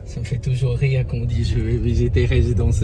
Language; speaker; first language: French; native; French